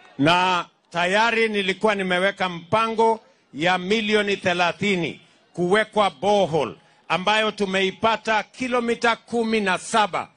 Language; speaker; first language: Swahili; non-native, local second language; Kalenjin